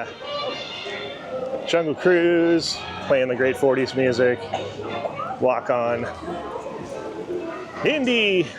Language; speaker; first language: English; native; English